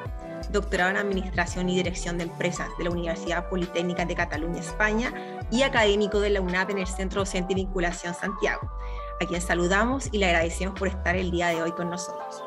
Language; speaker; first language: Spanish; native; Spanish